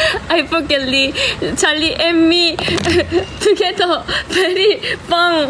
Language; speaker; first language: English; non-native, learner; Korean